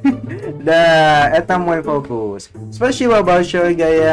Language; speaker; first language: Russian; non-native, learner; Indonesian